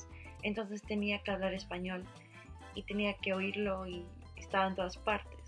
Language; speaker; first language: Spanish; early bilingual, heritage; Spanish